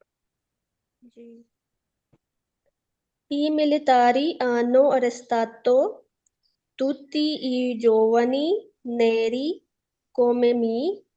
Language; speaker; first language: Italian; non-native, learner; Urdu